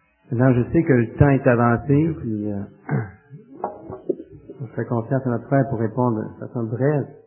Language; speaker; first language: French; native; French